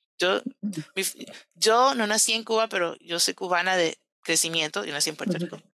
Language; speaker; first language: Spanish; early bilingual, heritage; Spanish